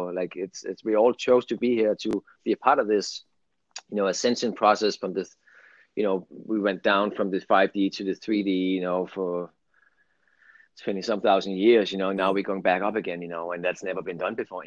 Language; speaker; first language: English; non-native, fluent; Danish